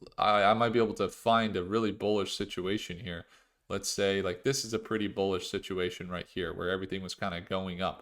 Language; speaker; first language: English; native; English